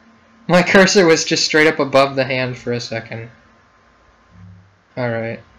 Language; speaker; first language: English; native; English